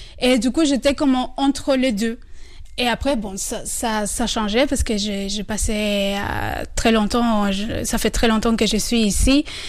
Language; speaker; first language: French; non-native, fluent; Spanish